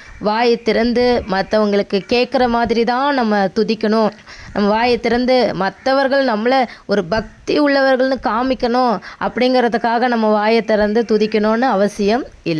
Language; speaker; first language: Tamil; native; Tamil